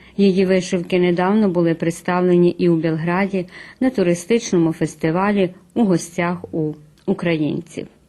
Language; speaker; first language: Ukrainian; early bilingual, heritage; Ukrainian